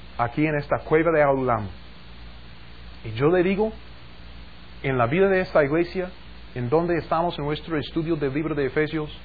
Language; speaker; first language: Spanish; non-native, fluent; English